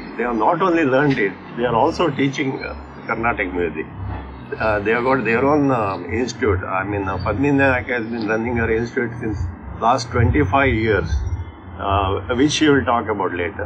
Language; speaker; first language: English; non-native, local second language; Konkani